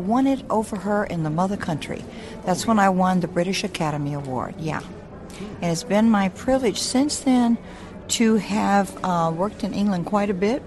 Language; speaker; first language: English; native; English